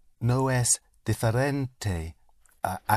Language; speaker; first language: Spanish; non-native, learner; English